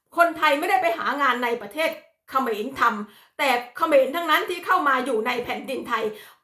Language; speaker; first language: Thai; native; Thai